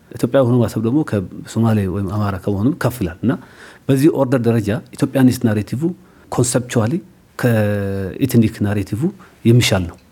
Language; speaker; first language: Amharic; non-native, local second language; Somali